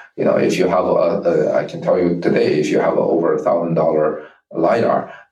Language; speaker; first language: English; non-native, fluent; Chinese